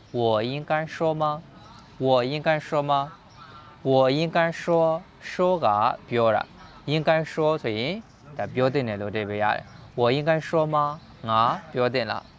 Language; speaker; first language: Chinese; non-native, learner; Burmese